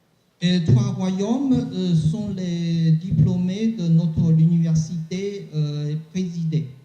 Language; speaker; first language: French; non-native, learner; Chinese